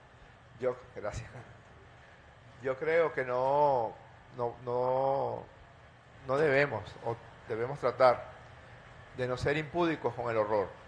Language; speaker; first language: Spanish; native; Spanish